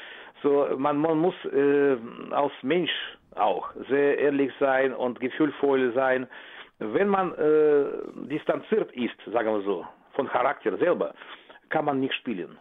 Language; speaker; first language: German; non-native, fluent; Russian